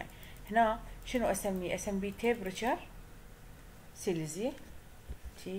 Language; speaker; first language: Arabic; native; Arabic